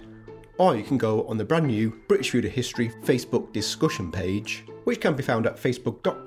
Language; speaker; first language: English; native; English